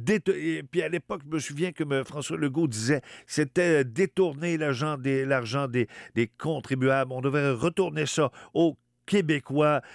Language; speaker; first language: French; native; French